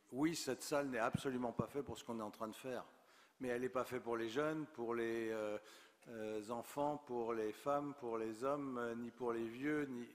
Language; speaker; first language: French; native; French